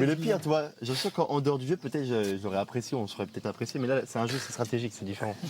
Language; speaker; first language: French; native; French